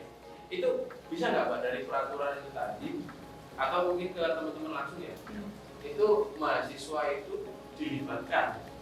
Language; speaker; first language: Indonesian; native; Indonesian